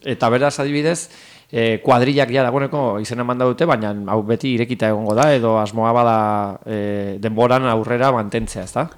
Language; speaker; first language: Basque; native; Basque